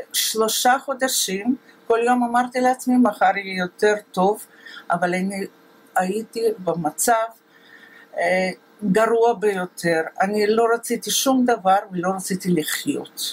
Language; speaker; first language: Hebrew; non-native, fluent; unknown